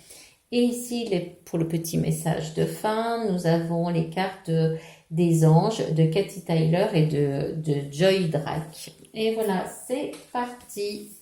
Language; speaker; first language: French; native; French